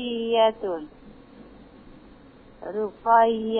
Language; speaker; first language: Arabic; non-native, learner; Indonesian